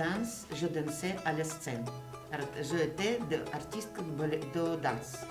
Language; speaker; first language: French; non-native, learner; Russian